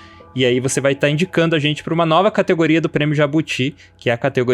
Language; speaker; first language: Portuguese; native; Portuguese